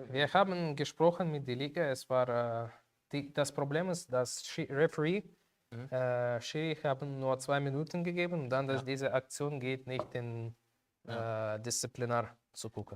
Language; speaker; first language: German; non-native, learner; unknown